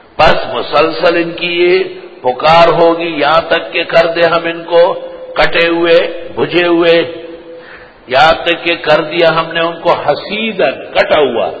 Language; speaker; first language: Urdu; non-native, local second language; Pashto